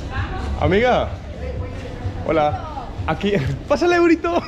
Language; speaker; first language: Spanish; non-native, fluent; English